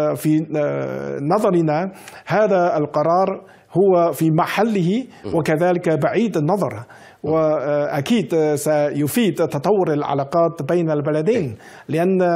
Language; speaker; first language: Arabic; non-native, fluent; Chinese